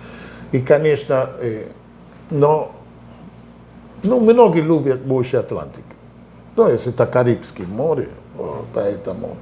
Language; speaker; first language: Russian; non-native, fluent; Spanish